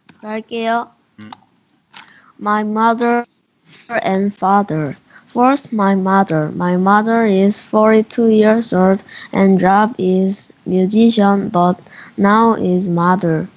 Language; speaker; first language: English; non-native, learner; Korean